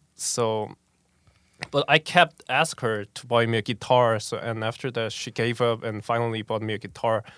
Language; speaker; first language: English; non-native, fluent; Korean